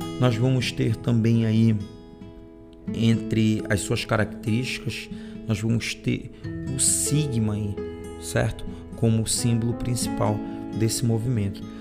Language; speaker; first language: Portuguese; native; Portuguese